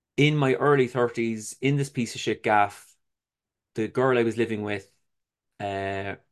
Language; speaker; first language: English; native; English